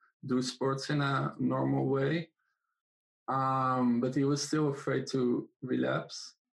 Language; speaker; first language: English; non-native, fluent; Dutch